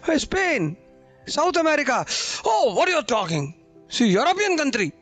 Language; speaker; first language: Hindi; native; Hindi